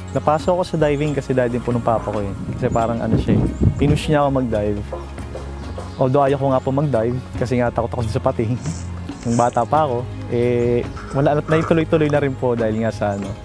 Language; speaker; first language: Filipino; native; Filipino